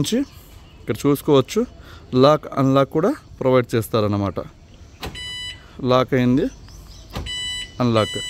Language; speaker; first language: Telugu; native; Telugu